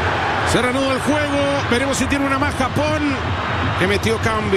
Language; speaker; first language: Spanish; native; Spanish